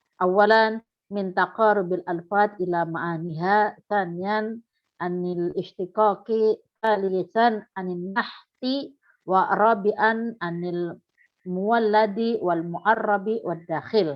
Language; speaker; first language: Arabic; non-native, fluent; Indonesian